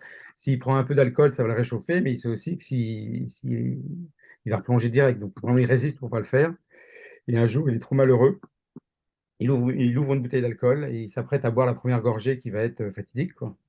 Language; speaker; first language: French; native; French